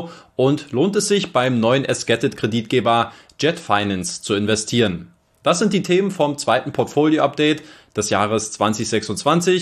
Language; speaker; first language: German; native; German